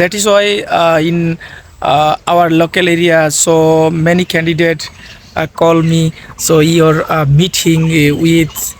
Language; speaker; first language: English; non-native, learner; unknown